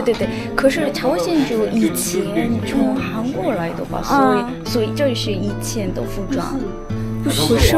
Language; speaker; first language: Chinese; non-native, learner; Korean